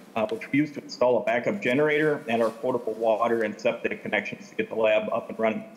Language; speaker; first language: English; native; English